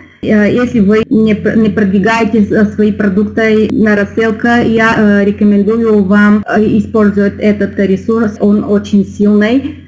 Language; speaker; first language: Russian; non-native, learner; Bulgarian